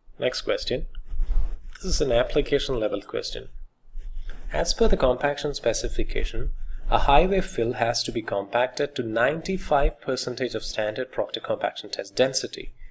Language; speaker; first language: English; non-native, local second language; Malayalam